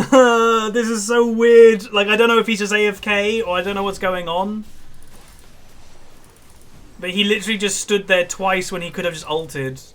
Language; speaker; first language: English; native; English